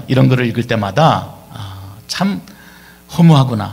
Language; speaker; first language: Korean; native; Korean